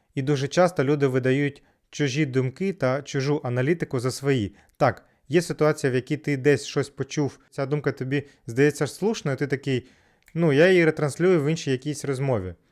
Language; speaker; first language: Ukrainian; non-native, local second language; Russian